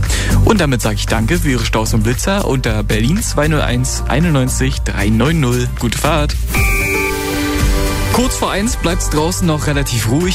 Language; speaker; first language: German; native; German